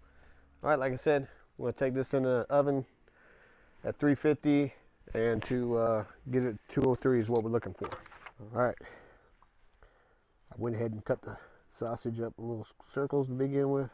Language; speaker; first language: English; native; English